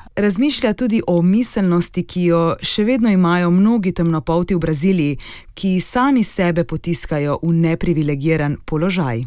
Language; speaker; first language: Slovenian; native; Slovenian